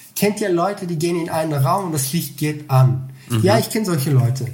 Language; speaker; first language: German; non-native, fluent; Bulgarian